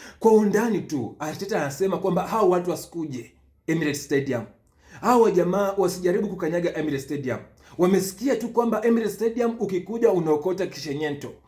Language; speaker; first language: Swahili; native; Swahili